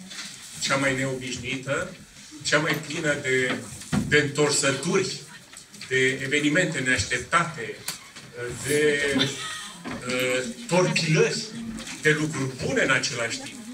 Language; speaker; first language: Romanian; native; Romanian